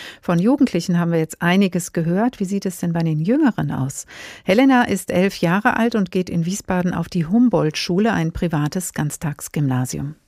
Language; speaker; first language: German; native; German